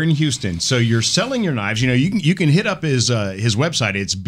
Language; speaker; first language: English; native; English